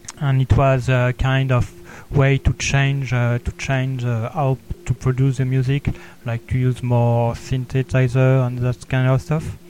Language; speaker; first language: English; non-native, learner; French